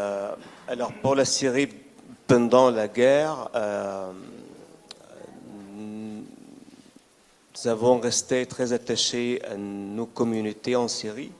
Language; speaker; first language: French; non-native, fluent; Arabic